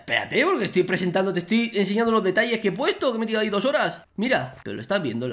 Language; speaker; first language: Spanish; native; Spanish